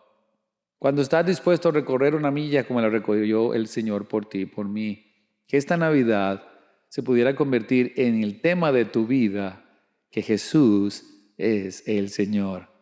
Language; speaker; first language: Spanish; native; Spanish